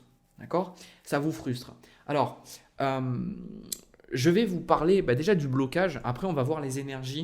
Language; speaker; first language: French; native; French